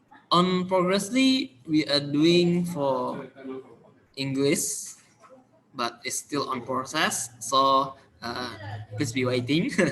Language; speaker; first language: English; non-native, learner; Indonesian